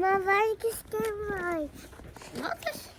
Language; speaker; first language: Dutch; early bilingual, other home language; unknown